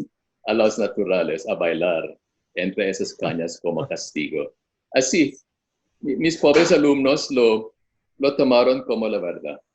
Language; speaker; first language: Spanish; non-native, fluent; Filipino